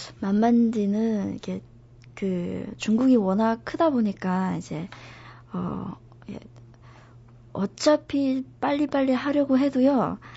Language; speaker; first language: Korean; non-native, fluent; Chinese